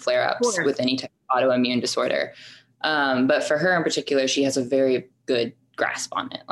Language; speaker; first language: English; native; English